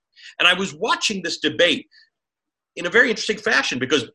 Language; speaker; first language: English; native; English